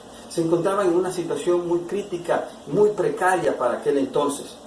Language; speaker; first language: Spanish; native; Spanish